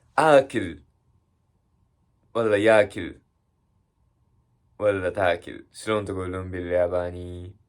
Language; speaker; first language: Arabic; non-native, learner; Japanese